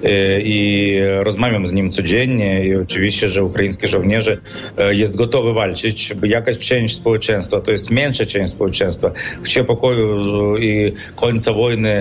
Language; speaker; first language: Polish; non-native, fluent; Ukrainian